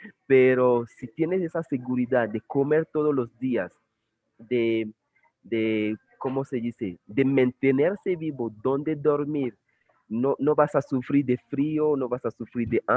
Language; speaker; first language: Spanish; non-native, fluent; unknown